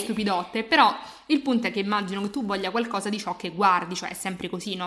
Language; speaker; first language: Italian; native; Italian